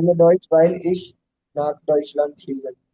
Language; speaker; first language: German; non-native, learner; Hindi